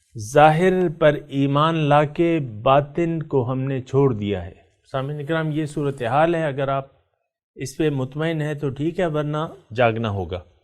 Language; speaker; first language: Urdu; non-native, local second language; Pashto